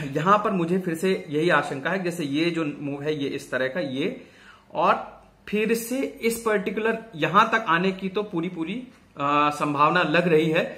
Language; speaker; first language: Hindi; native; Hindi